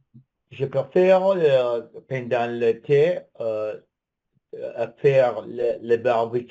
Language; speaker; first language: French; non-native, learner; English